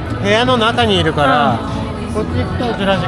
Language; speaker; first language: Japanese; native; Japanese